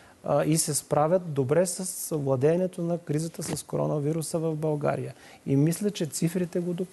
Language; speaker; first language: Bulgarian; native; Bulgarian